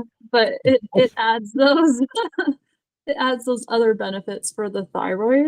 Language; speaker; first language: English; native; English